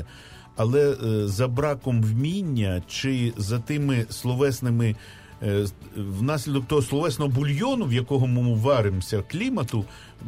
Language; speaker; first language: Ukrainian; native; Ukrainian